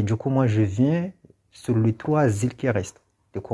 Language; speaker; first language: French; non-native, local second language; Comorian